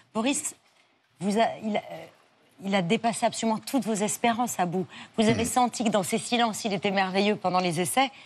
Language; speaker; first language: French; native; French